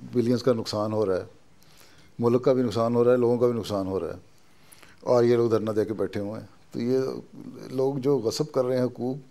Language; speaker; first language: Urdu; native; Urdu